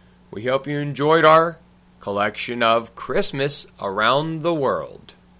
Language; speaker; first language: English; early bilingual, other home language; Ukrainian